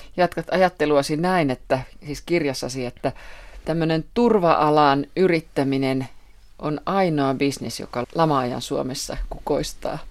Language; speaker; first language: Finnish; native; Finnish